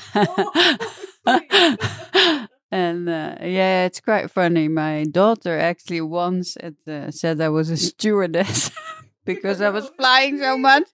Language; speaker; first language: English; non-native, fluent; Dutch